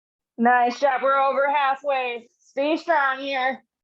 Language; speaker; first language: English; native; English